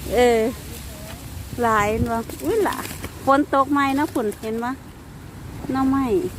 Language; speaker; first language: Thai; native; Thai